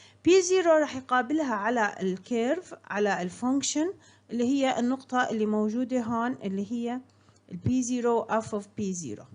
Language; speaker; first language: Arabic; native; Arabic